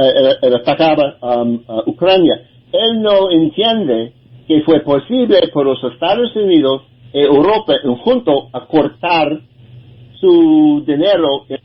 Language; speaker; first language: Spanish; non-native, learner; English